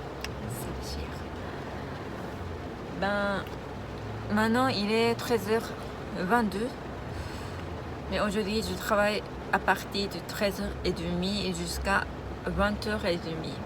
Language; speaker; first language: French; non-native, learner; Japanese